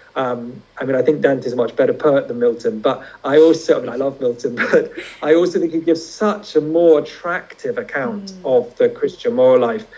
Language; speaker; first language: English; native; English